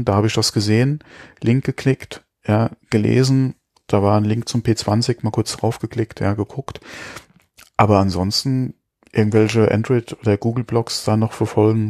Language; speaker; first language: German; native; German